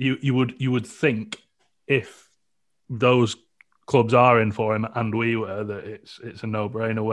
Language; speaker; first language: English; native; English